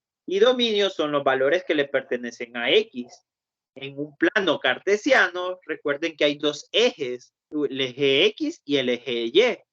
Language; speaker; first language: Spanish; native; Spanish